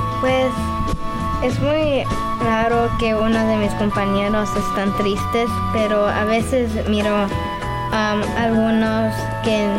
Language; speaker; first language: Spanish; early bilingual, other home language; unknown